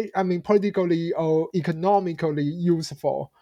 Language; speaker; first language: English; non-native, fluent; Chinese